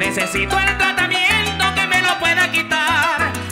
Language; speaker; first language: Spanish; native; Spanish